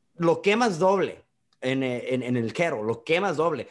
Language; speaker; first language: Spanish; early bilingual, heritage; Spanish